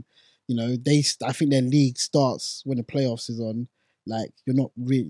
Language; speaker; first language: English; non-native, local second language; Akan